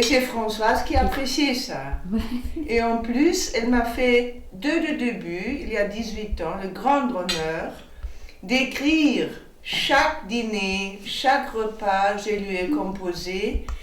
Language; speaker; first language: French; non-native, fluent; German